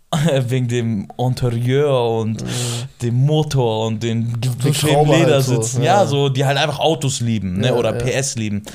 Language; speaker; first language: German; native; German